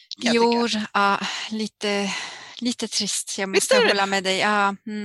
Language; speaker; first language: Swedish; non-native, learner; French